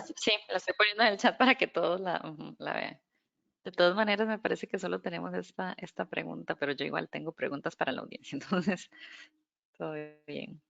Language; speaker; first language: Spanish; native; Spanish